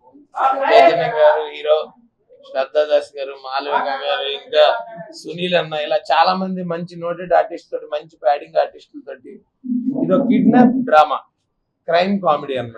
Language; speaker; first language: Telugu; native; Telugu